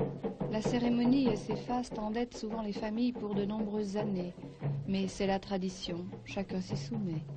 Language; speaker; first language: French; native; French